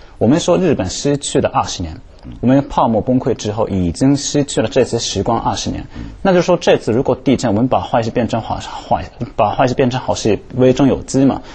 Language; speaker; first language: Chinese; non-native, fluent; Japanese